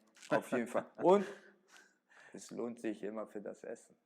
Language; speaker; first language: German; early bilingual, other home language; Italian